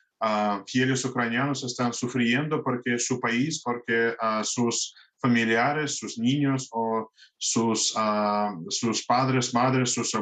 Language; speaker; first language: Spanish; non-native, fluent; Russian